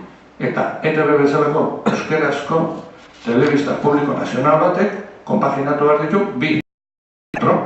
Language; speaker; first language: Basque; native; Basque